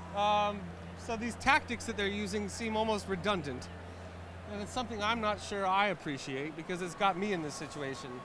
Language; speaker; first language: English; native; English